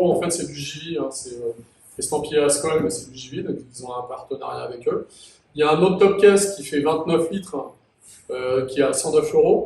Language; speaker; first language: French; native; French